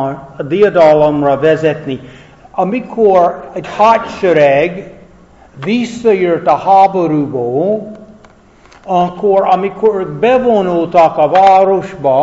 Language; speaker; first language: Hungarian; non-native, fluent; English